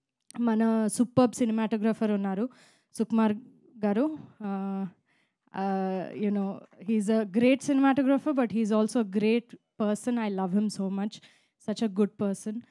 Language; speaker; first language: Telugu; non-native, local second language; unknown